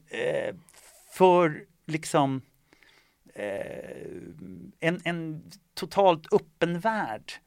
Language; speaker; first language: Swedish; early bilingual, other home language; Estonian